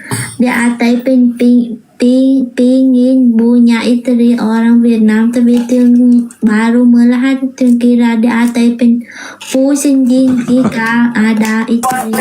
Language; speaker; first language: Indonesian; non-native, learner; Vietnamese